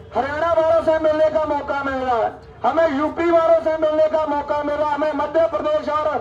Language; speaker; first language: Hindi; native; Hindi